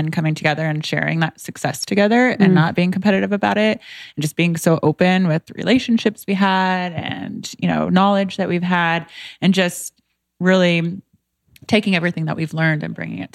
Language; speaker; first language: English; native; English